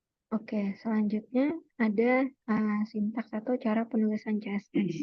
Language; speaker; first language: Indonesian; native; Indonesian